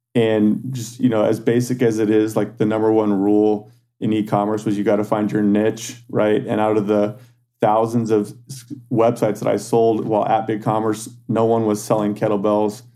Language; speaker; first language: English; native; English